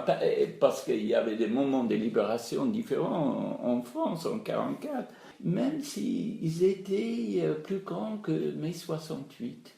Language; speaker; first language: French; non-native, fluent; English